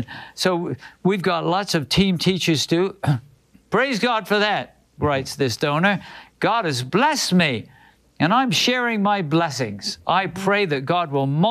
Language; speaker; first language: English; native; English